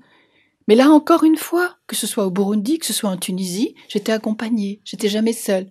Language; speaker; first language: French; native; French